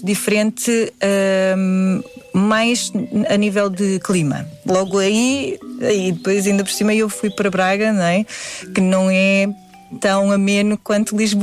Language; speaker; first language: Portuguese; early bilingual, other home language; Indonesian